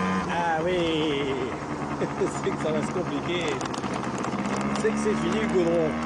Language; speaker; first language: French; native; French